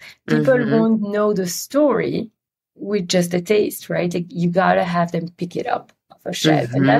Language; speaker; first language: English; non-native, fluent; Dutch